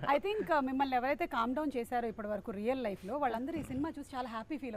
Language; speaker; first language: Telugu; native; Telugu